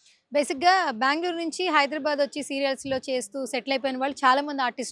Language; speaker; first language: Telugu; native; Telugu